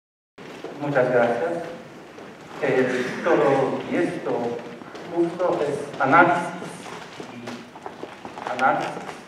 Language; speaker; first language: Spanish; non-native, learner; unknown